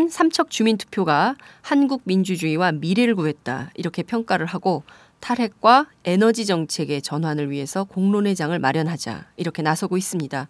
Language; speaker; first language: Korean; native; Korean